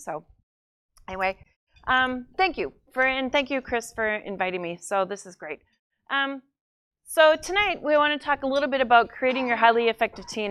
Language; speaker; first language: English; native; English